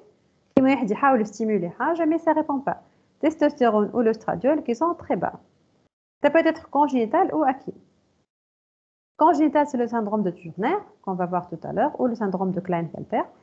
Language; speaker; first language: French; non-native, local second language; Arabic